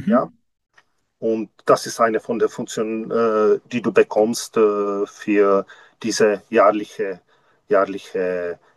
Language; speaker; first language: German; non-native, learner; Czech